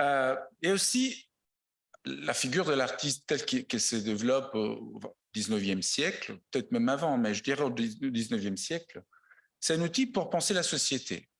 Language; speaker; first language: French; non-native, fluent; Italian